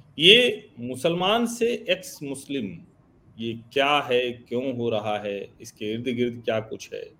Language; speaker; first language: Hindi; native; Hindi